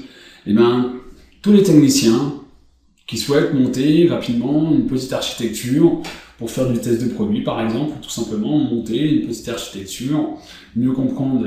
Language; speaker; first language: French; native; French